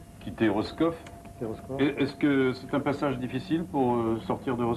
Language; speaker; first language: French; native; French